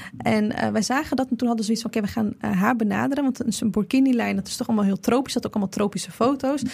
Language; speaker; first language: Dutch; early bilingual, other home language; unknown